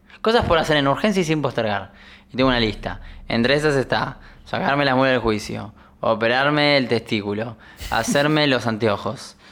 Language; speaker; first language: Spanish; native; Spanish